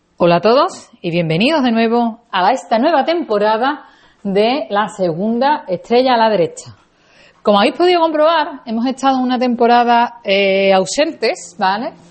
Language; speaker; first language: Spanish; native; Spanish